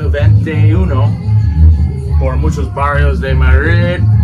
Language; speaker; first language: Spanish; non-native, learner; English